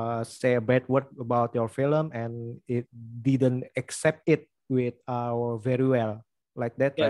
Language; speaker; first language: English; non-native, learner; Indonesian